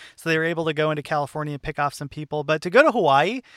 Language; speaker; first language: English; native; English